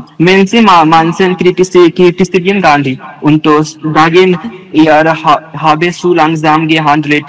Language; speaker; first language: German; non-native, learner; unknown